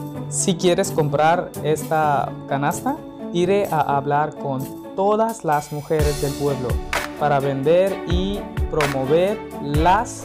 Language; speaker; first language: Spanish; non-native, learner; Hindi